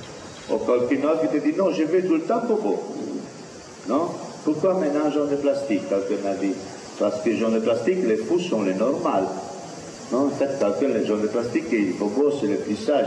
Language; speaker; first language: French; non-native, fluent; Italian